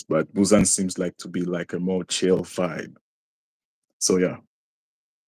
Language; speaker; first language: English; non-native, local second language; French